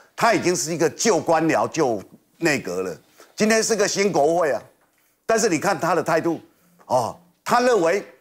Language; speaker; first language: Chinese; native; Chinese